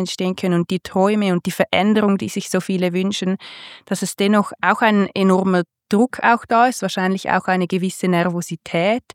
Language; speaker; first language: German; native; German